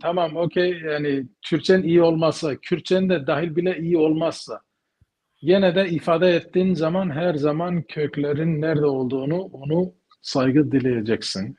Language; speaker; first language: Turkish; early bilingual, heritage; Kurdish